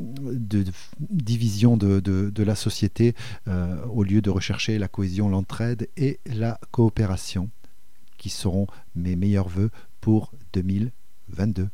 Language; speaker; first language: French; native; French